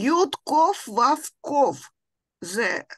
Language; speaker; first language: Hebrew; non-native, fluent; Russian